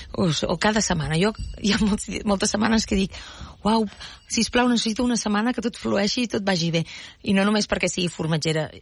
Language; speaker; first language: Catalan; native; Catalan